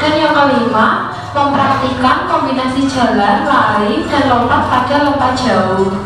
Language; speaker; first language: Indonesian; native; Indonesian